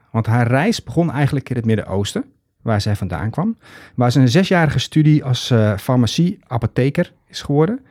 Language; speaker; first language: Dutch; native; Dutch